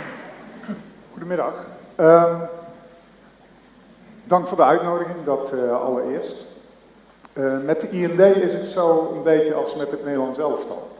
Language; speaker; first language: Dutch; native; Dutch